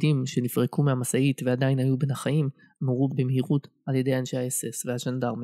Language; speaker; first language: Hebrew; native; Hebrew